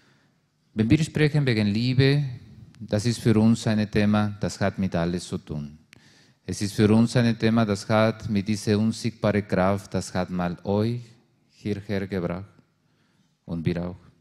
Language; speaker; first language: German; non-native, learner; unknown